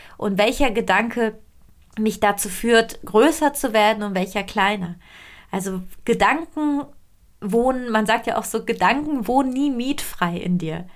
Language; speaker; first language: German; non-native, fluent; Italian